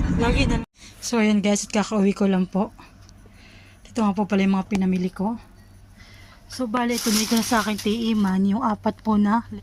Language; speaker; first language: Filipino; native; Filipino